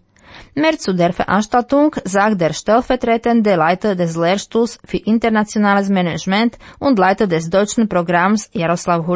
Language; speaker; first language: German; non-native, fluent; Slovak